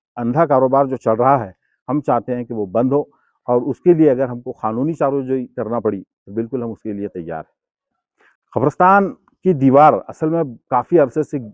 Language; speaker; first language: Hindi; non-native, local second language; Urdu